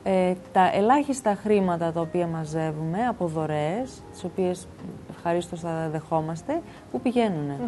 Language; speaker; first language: Greek; native; Greek